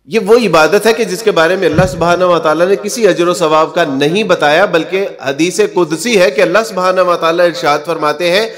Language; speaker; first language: Urdu; non-native, local second language; Punjabi